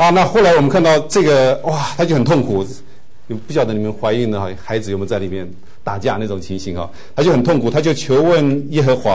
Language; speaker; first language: Chinese; native; Chinese